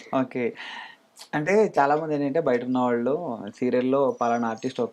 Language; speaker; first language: Telugu; native; Telugu